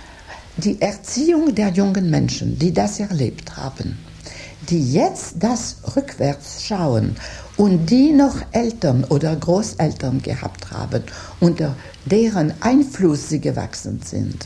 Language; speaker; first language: German; non-native, fluent; French